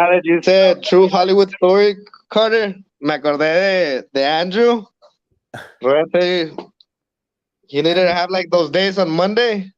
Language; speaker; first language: English; early bilingual, other home language; Spanish